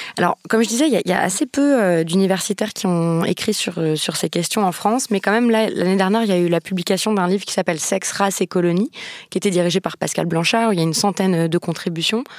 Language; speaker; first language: French; native; French